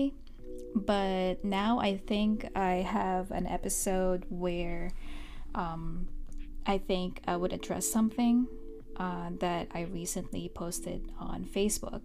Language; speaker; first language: English; non-native, local second language; Filipino